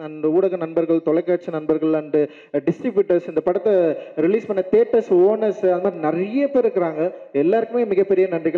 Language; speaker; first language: Tamil; native; Tamil